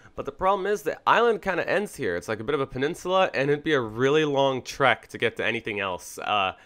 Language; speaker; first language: English; native; English